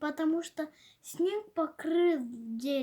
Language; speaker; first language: Russian; native; Russian